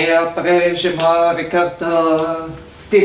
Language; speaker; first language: French; non-native, learner; Bulgarian